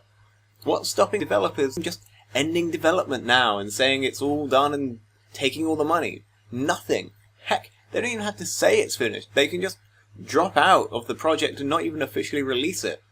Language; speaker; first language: English; native; English